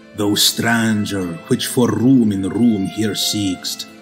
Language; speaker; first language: English; native; English